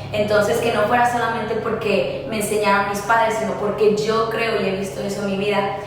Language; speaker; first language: Spanish; early bilingual, other home language; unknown